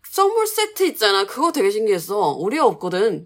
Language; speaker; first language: Korean; non-native, fluent; Chinese